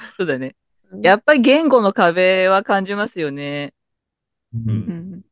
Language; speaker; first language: Japanese; native; Japanese